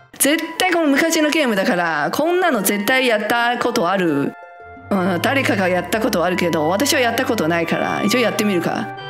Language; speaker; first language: Japanese; non-native, fluent; Chinese